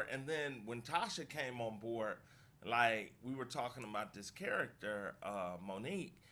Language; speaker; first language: English; native; English